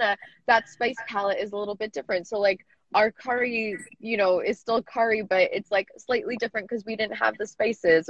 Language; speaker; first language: English; native; English